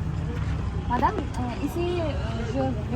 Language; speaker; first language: French; non-native, learner; Kazakh